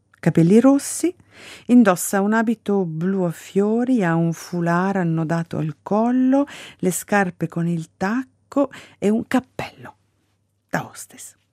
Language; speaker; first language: Italian; early bilingual, other home language; Galician